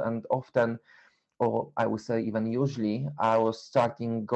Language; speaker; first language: English; non-native, fluent; Polish